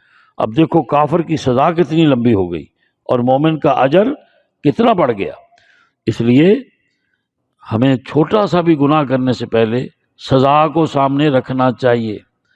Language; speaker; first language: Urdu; non-native, local second language; Punjabi